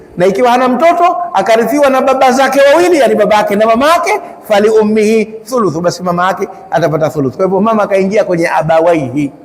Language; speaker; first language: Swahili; native; Swahili